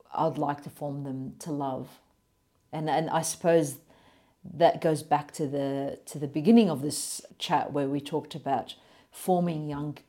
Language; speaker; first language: English; native; English